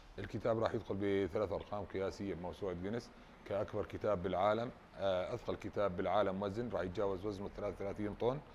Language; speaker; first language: Arabic; native; Arabic